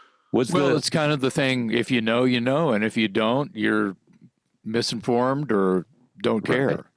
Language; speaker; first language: English; native; English